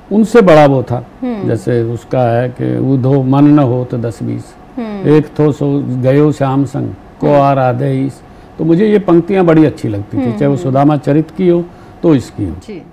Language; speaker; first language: Hindi; native; Hindi